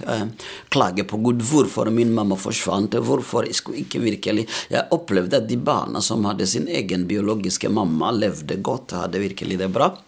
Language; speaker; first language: Norwegian; non-native, fluent; Rundi